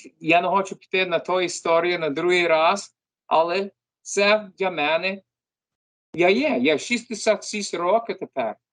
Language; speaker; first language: Ukrainian; early bilingual, heritage; English